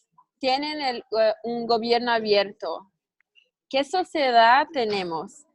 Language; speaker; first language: Spanish; non-native, learner; Portuguese